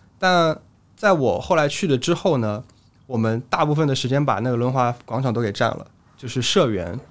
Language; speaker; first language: Chinese; native; Chinese